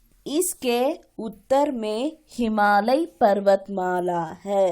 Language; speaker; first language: Hindi; non-native, local second language; Kannada